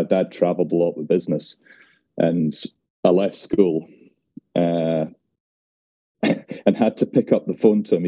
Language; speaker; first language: English; native; English